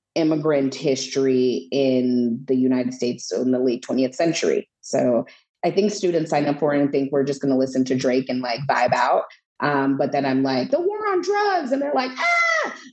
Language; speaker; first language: English; native; English